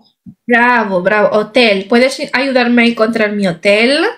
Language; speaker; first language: Spanish; non-native, fluent; Arabic